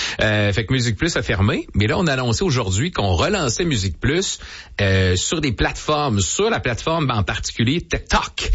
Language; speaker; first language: French; native; French